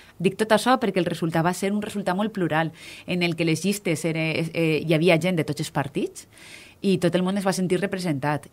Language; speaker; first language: Catalan; native; Catalan